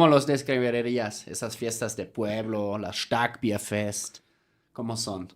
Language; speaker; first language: Spanish; non-native, fluent; German